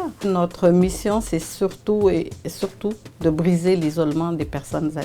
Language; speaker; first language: French; native; French